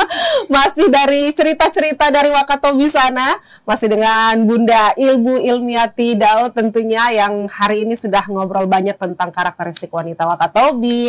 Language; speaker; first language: Indonesian; native; Indonesian